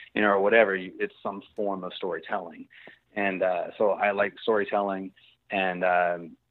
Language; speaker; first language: English; native; English